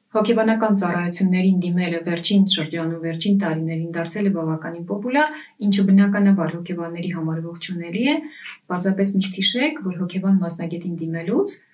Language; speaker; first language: Armenian; native; Armenian